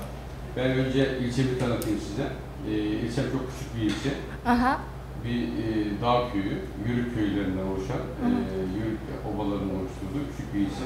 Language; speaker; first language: Turkish; native; Turkish